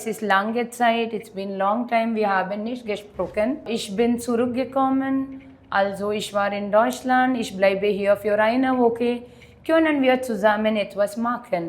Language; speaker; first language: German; non-native, learner; Hindi